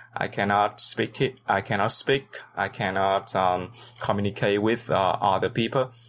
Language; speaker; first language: English; non-native, learner; Vietnamese